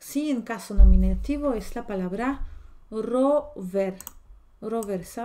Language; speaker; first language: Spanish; non-native, fluent; Polish